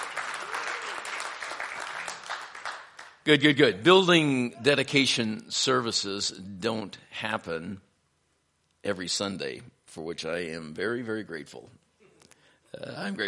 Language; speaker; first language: English; native; English